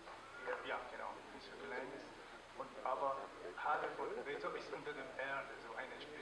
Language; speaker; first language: German; non-native, learner; Persian